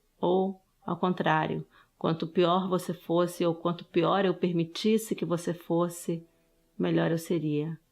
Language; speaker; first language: Portuguese; early bilingual, other home language; Spanish